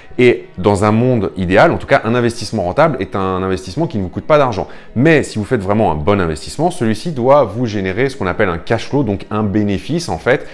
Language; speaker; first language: French; native; French